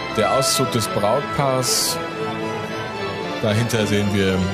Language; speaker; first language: German; native; German